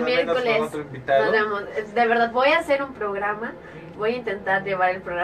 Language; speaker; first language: Spanish; native; Spanish